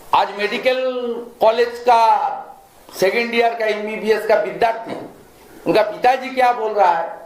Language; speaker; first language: Hindi; non-native, local second language; Bangla